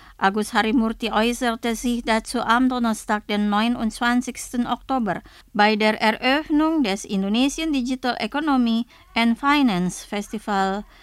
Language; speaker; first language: German; non-native, fluent; Indonesian